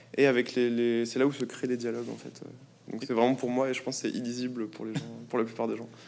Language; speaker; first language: French; native; French